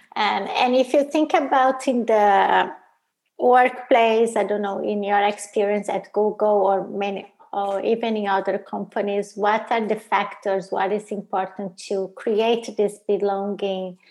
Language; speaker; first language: English; non-native, fluent; Portuguese